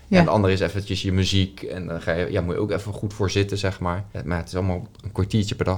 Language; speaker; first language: Dutch; native; Dutch